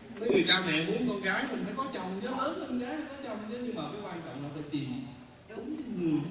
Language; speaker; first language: Vietnamese; early bilingual, heritage; Vietnamese